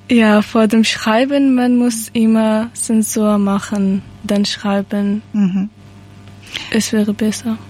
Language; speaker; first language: German; non-native, learner; Persian